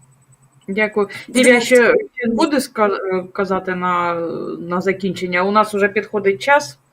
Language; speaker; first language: Ukrainian; native; Ukrainian